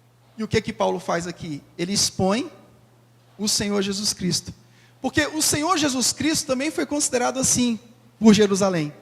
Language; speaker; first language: Portuguese; native; Portuguese